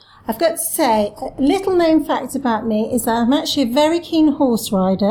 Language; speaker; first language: English; native; English